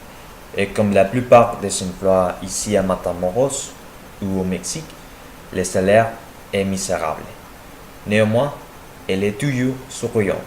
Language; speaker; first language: French; non-native, learner; Spanish